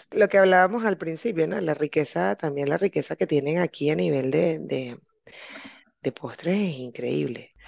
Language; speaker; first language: Spanish; native; Spanish